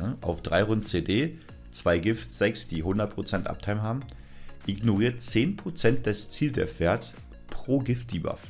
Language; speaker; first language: German; native; German